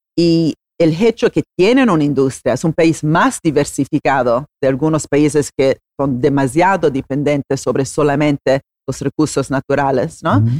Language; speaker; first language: Spanish; non-native, fluent; Italian